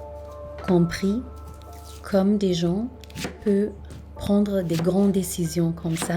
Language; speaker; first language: French; non-native, fluent; German